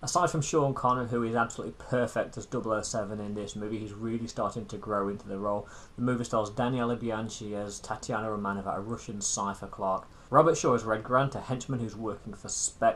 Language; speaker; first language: English; native; English